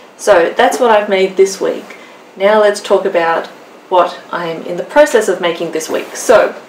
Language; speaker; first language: English; native; English